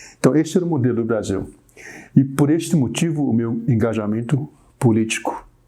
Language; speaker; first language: Portuguese; early bilingual, other home language; Chinese